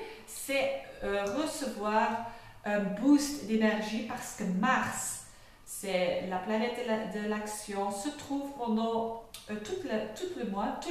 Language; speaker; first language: French; non-native, fluent; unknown